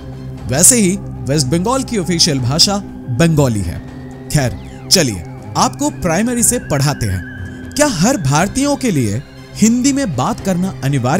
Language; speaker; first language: Hindi; non-native, local second language; Bangla